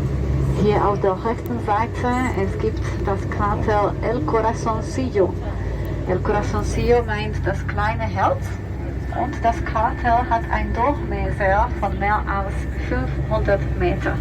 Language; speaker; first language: German; non-native, fluent; Spanish